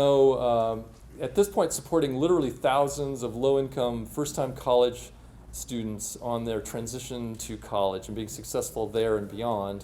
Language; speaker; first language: English; native; English